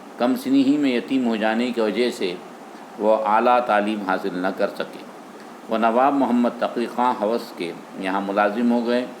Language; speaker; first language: Urdu; native; Urdu